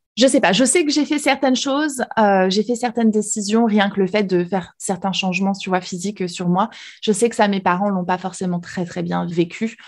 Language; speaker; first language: French; native; French